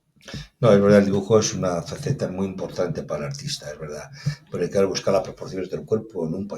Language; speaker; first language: Spanish; native; Spanish